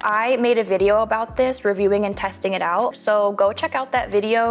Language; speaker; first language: English; native; English